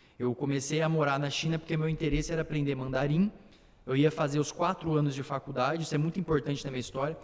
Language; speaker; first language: Portuguese; early bilingual, other home language; Slovak